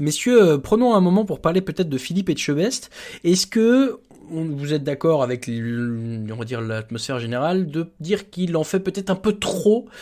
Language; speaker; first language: French; native; French